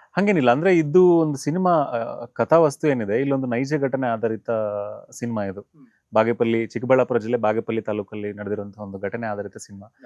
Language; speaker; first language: Kannada; non-native, local second language; Telugu